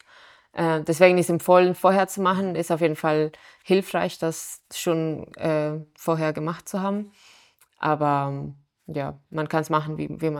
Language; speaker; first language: German; non-native, fluent; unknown